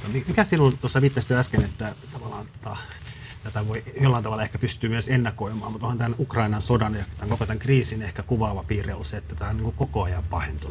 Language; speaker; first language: Finnish; native; Finnish